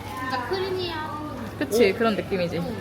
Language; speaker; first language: Korean; native; Korean